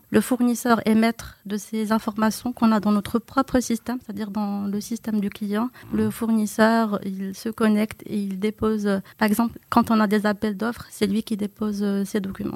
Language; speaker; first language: French; non-native, local second language; Arabic